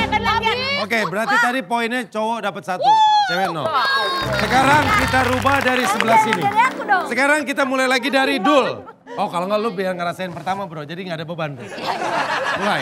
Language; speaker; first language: Indonesian; native; Indonesian